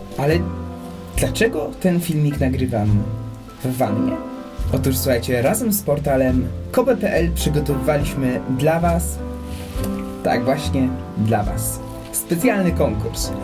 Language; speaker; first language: Polish; native; Polish